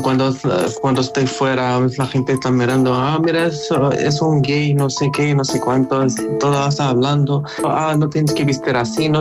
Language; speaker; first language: Spanish; non-native, learner; Arabic